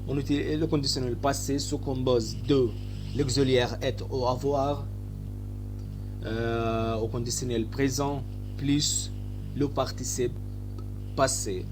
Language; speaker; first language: French; non-native, fluent; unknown